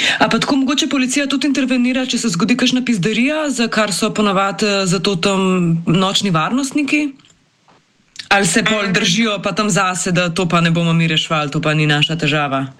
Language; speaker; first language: Slovenian; native; Slovenian